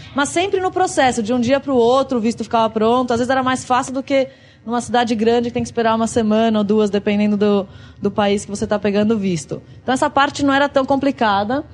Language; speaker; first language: Portuguese; native; Portuguese